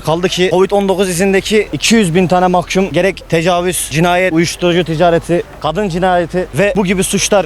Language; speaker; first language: Turkish; native; Turkish